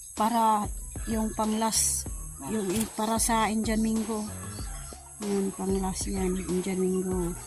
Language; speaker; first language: Filipino; non-native, local second language; Cebuano